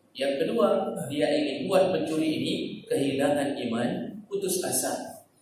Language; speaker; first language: Malay; non-native, local second language; Achinese